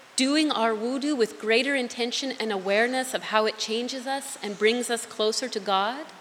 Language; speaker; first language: English; native; English